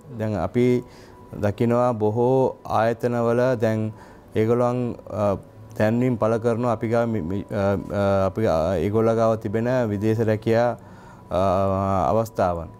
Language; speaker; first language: Sinhala; non-native, local second language; Tamil